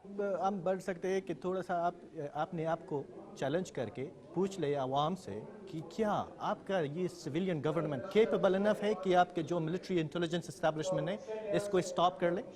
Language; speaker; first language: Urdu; non-native, fluent; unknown